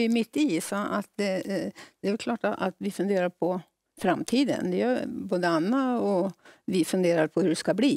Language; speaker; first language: Swedish; native; Swedish